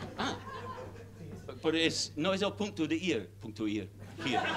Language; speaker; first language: Spanish; non-native, fluent; English